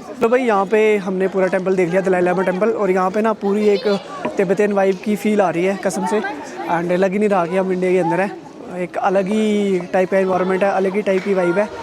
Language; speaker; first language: Hindi; native; Hindi